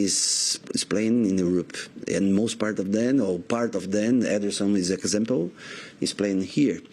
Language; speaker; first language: English; non-native, learner; Portuguese